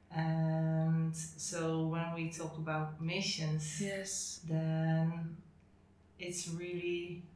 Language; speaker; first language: English; non-native, fluent; Dutch